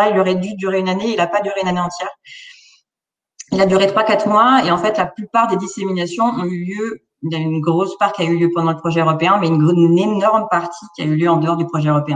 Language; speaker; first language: French; native; French